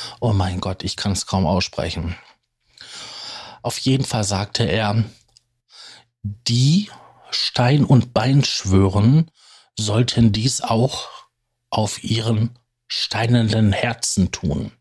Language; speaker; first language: German; native; German